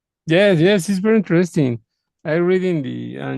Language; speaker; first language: English; non-native, learner; Spanish